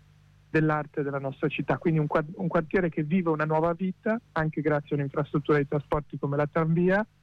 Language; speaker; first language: Italian; native; Italian